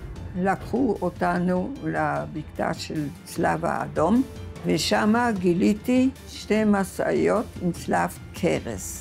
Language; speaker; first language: Hebrew; non-native, fluent; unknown